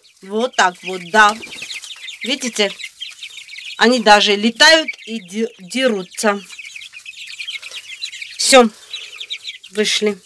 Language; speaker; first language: Russian; non-native, fluent; Armenian